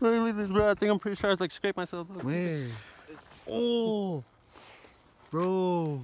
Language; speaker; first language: English; native; English